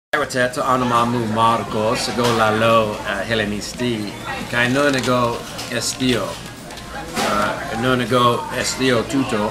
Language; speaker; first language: Greek; non-native, learner; English